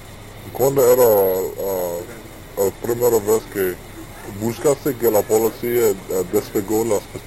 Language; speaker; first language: Spanish; non-native, learner; English